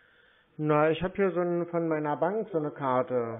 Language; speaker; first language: German; native; German